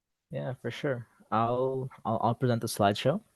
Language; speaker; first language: English; native; English